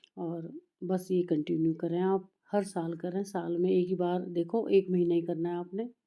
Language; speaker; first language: Hindi; native; Hindi